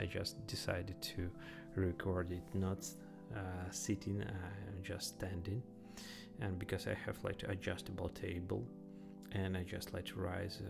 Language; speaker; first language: English; non-native, learner; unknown